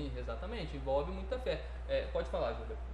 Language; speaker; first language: Portuguese; native; Portuguese